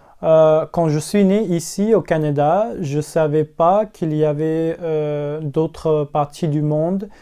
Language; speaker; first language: French; non-native, local second language; English